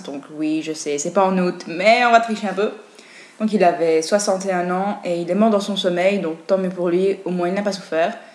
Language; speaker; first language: French; native; French